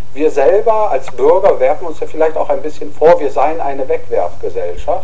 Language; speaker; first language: German; native; German